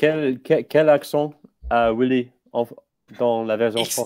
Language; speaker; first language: French; non-native, fluent; English